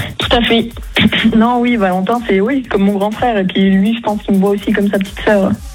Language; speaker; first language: French; native; French